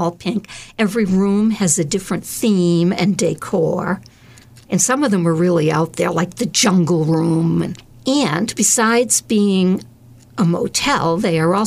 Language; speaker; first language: English; native; English